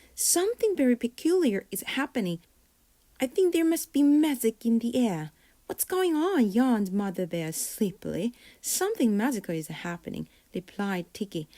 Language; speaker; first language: English; non-native, fluent; Korean